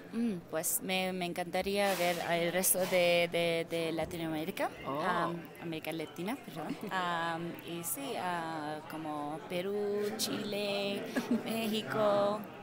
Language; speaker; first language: Spanish; non-native, learner; English